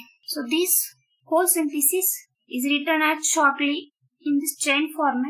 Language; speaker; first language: English; non-native, local second language; Marathi